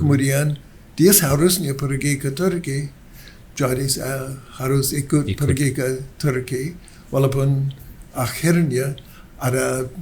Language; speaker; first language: Indonesian; non-native, learner; English